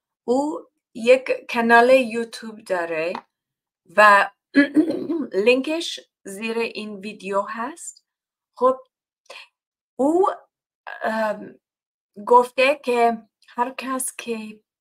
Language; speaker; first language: Persian; non-native, learner; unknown